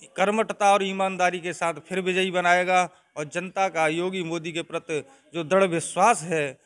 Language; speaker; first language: Hindi; native; Hindi